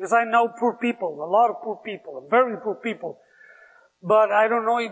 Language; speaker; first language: English; non-native, fluent; Spanish